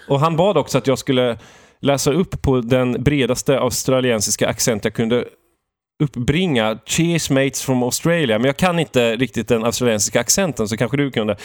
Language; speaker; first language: Swedish; native; Swedish